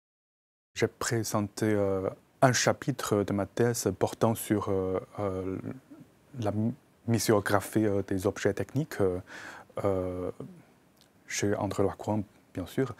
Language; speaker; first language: French; non-native, fluent; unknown